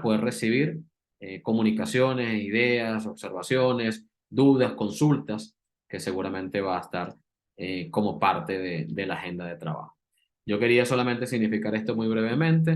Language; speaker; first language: Spanish; native; Spanish